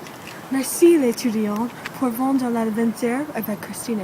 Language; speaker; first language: French; non-native, learner; English